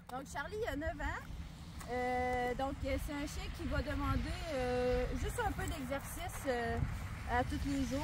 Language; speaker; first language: French; native; French